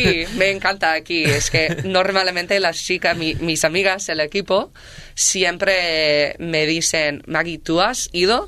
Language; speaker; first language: Spanish; non-native, learner; English